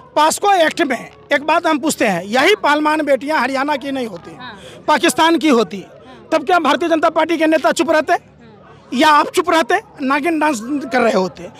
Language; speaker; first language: Hindi; native; Hindi